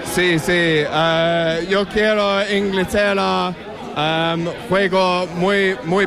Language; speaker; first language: Spanish; non-native, learner; English